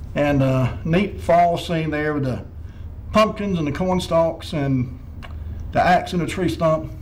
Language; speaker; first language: English; native; English